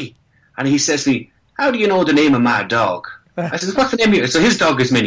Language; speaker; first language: English; native; English